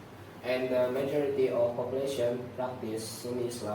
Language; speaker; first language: English; non-native, learner; Indonesian